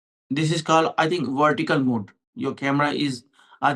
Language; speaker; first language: English; non-native, local second language; Hindi